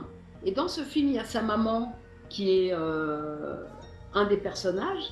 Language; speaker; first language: French; native; French